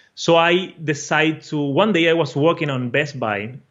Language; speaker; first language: English; non-native, fluent; Portuguese